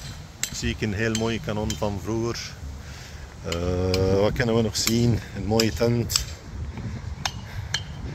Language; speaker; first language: Dutch; non-native, fluent; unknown